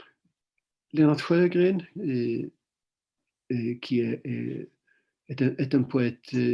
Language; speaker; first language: French; non-native, fluent; Swedish